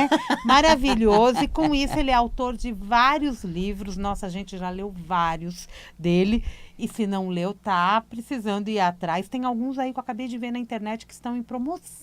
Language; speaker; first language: Portuguese; native; Portuguese